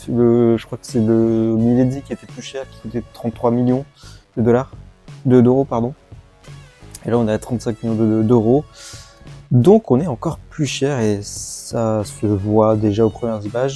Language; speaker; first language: French; native; French